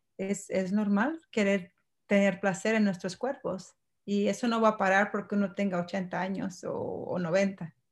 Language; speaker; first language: Spanish; early bilingual, heritage; Spanish